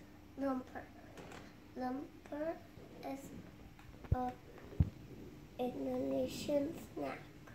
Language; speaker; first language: English; non-native, learner; Indonesian